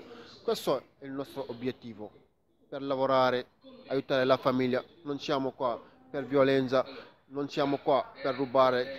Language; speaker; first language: Italian; non-native, fluent; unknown